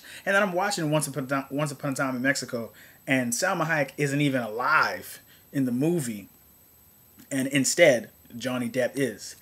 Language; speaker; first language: English; native; English